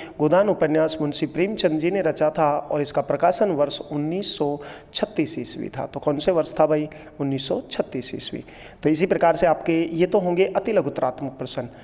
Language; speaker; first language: Hindi; native; Hindi